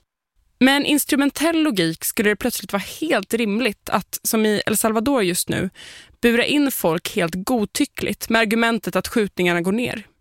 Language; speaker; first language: Swedish; native; Swedish